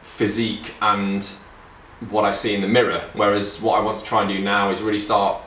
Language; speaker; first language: English; native; English